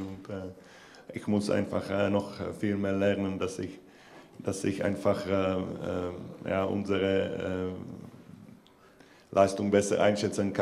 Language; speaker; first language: German; non-native, fluent; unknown